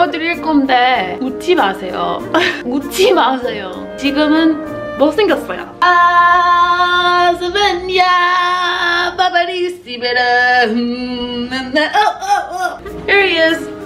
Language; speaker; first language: Korean; non-native, fluent; English